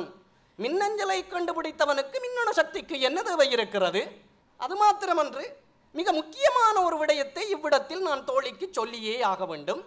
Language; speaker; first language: Tamil; native; Tamil